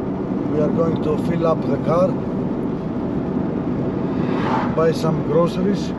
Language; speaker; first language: English; non-native, learner; Greek